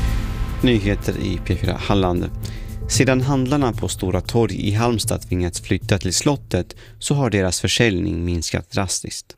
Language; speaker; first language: Swedish; native; Swedish